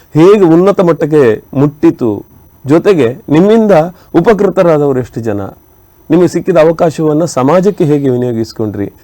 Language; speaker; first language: Kannada; native; Kannada